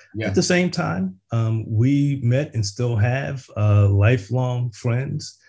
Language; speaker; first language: English; native; English